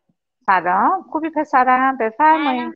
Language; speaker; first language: Persian; native; Persian